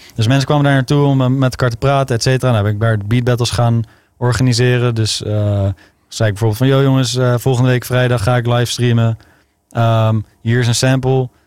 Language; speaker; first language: Dutch; native; Dutch